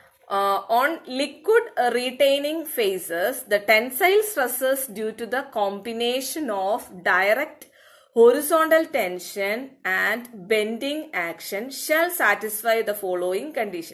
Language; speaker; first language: English; non-native, local second language; Malayalam